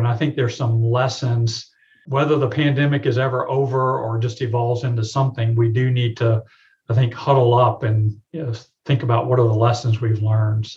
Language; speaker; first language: English; native; English